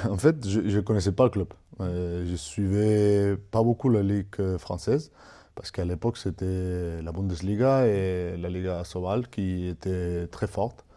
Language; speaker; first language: French; non-native, fluent; Spanish